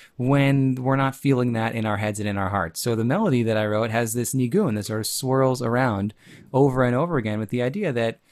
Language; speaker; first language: English; native; English